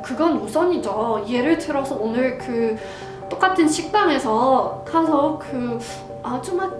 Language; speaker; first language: Korean; non-native, fluent; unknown